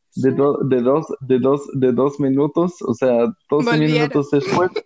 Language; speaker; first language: Spanish; non-native, fluent; German